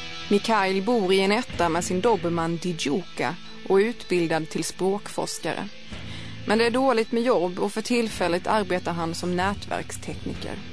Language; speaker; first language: Swedish; native; Swedish